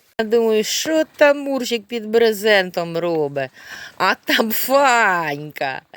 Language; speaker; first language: Ukrainian; native; Ukrainian